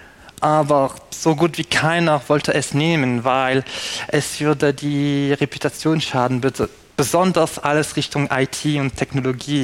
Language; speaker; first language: German; non-native, fluent; French